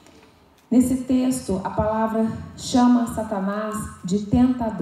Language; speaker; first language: Portuguese; native; Portuguese